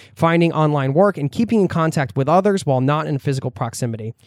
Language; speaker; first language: English; native; English